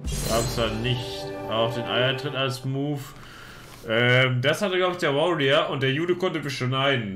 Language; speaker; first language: German; native; German